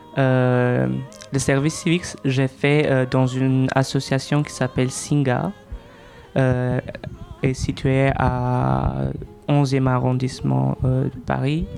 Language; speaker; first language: French; non-native, fluent; Albanian